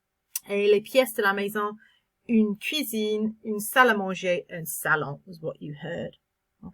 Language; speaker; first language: French; non-native, fluent; English